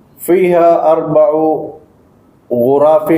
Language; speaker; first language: Arabic; non-native, learner; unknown